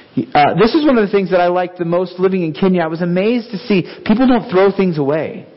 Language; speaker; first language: English; native; English